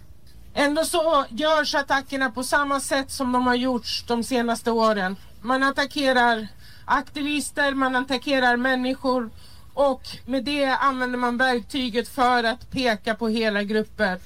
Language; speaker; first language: Swedish; early bilingual, other home language; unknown